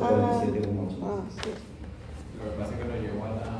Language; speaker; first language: Spanish; native; Spanish